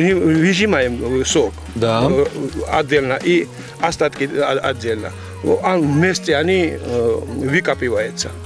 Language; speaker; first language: Russian; non-native, fluent; Georgian